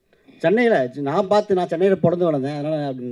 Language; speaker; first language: Tamil; native; Tamil